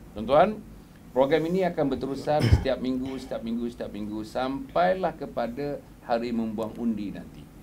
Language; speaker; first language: Malay; native; Malay